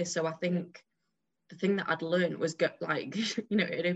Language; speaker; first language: English; native; English